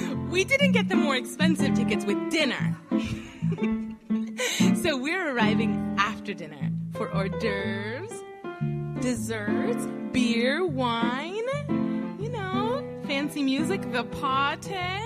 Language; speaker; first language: English; early bilingual, other home language; Spanish